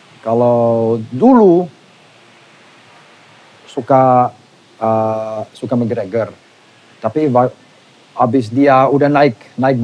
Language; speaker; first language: Indonesian; non-native, fluent; English